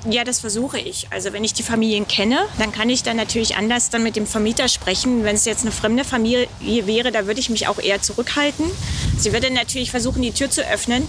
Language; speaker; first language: German; native; German